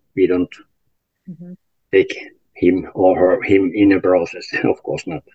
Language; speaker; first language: English; non-native, learner; Finnish